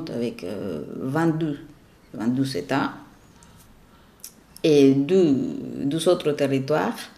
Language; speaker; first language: French; non-native, fluent; Spanish